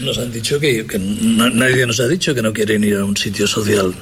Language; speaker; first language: Spanish; native; Spanish